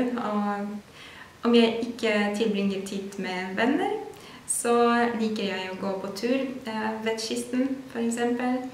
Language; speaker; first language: Norwegian; non-native, fluent; Polish